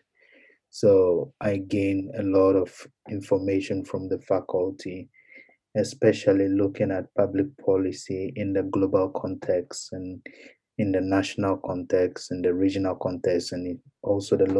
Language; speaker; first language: English; non-native, local second language; Ewe